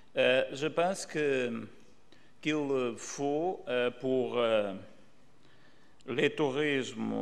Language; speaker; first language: French; non-native, learner; Portuguese